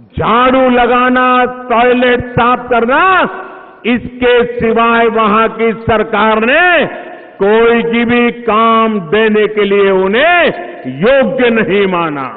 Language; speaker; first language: Hindi; non-native, local second language; Gujarati